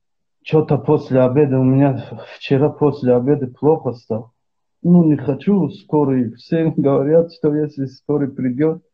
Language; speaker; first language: Russian; non-native, learner; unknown